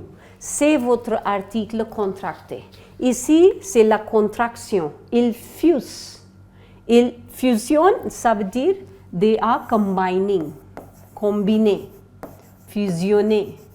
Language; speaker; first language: French; non-native, fluent; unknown